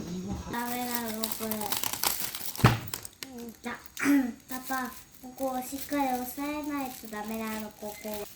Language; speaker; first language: Japanese; native; Japanese